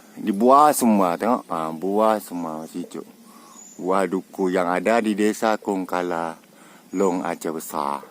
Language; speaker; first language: Malay; non-native, local second language; Achinese